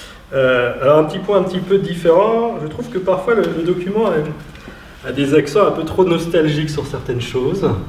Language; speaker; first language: French; native; French